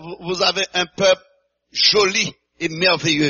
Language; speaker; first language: French; non-native, learner; Portuguese